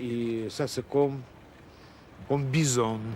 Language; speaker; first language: French; non-native, learner; Russian